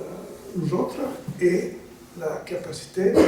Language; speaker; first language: French; non-native, learner; Italian